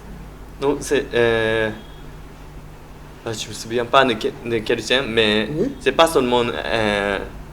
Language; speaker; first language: French; non-native, learner; Japanese